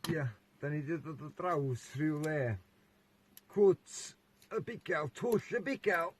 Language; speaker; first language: Welsh; native; Welsh